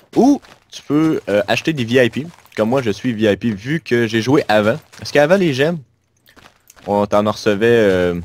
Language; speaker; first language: French; native; French